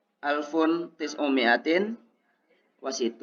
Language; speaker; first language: Arabic; non-native, learner; Indonesian